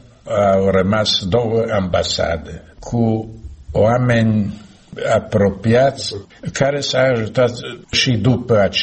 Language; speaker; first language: Romanian; non-native, fluent; Slovak